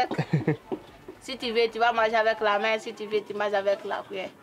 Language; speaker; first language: French; non-native, local second language; Mandingo